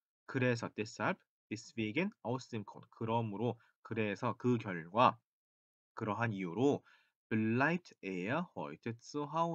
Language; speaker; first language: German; non-native, fluent; Korean